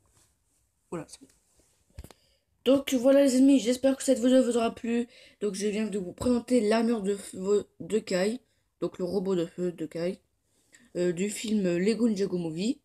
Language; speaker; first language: French; native; French